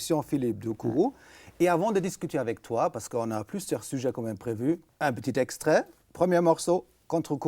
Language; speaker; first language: French; native; French